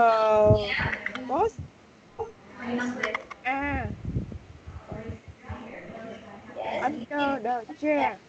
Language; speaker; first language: English; non-native, learner; Vietnamese